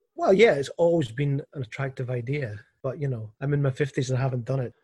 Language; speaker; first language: English; native; English